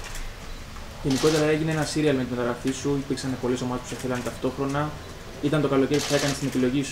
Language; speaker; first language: Greek; native; Greek